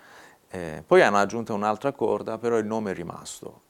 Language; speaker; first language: Italian; non-native, fluent; Persian